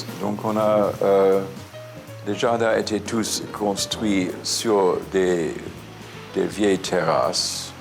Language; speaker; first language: French; non-native, fluent; English